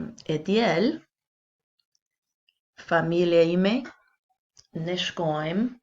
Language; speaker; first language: Albanian; non-native, learner; English